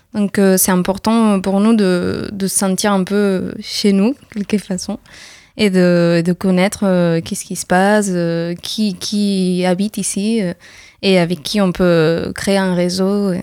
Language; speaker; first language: French; non-native, fluent; Spanish